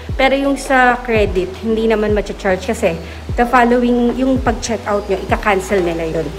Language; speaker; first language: Filipino; native; Filipino